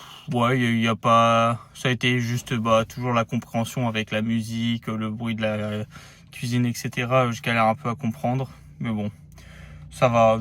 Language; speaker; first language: French; native; French